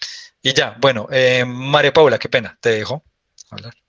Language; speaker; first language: Spanish; native; Spanish